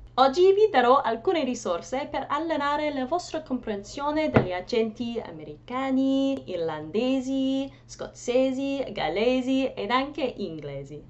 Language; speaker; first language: Italian; non-native, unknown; English